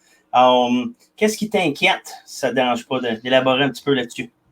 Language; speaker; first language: French; native; French